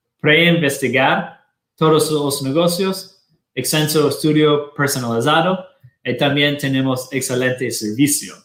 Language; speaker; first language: Spanish; non-native, fluent; Portuguese